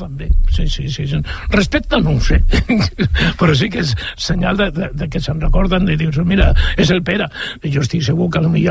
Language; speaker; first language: Catalan; native; Catalan